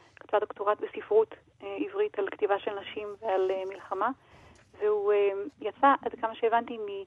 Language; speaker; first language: Hebrew; native; Hebrew